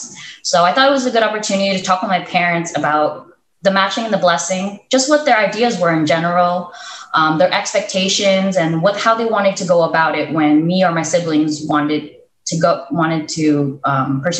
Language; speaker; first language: English; native; English